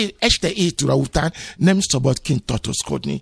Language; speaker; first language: Hungarian; non-native, learner; Yoruba